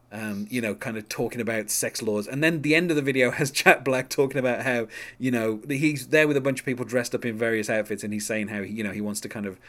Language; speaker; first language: English; native; English